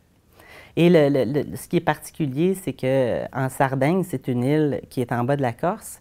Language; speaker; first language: French; native; French